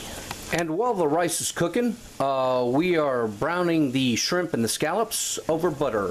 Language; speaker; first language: English; native; English